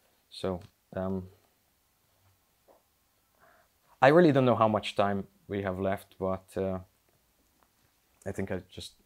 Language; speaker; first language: English; non-native, fluent; Hungarian